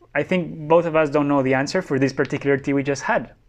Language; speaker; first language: English; non-native, fluent; Spanish